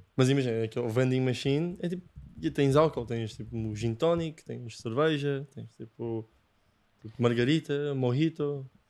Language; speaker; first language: Portuguese; non-native, fluent; Japanese